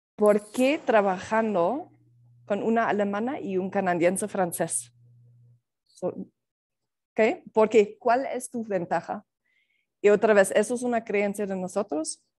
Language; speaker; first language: Spanish; non-native, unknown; German